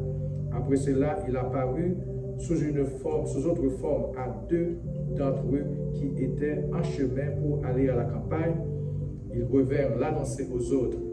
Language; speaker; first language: French; non-native, local second language; Haitian Creole